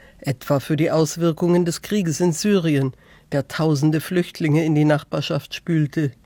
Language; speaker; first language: German; native; German